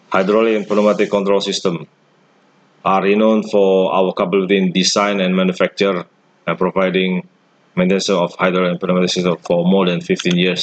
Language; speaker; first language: English; non-native, fluent; Indonesian